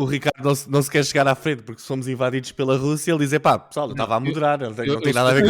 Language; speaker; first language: Portuguese; native; Portuguese